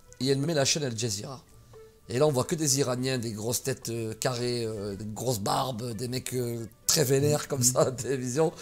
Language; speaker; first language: French; native; French